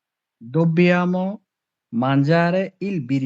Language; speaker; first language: Italian; non-native, learner; Bangla